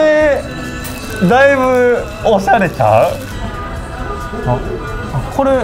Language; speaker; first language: Japanese; native; Japanese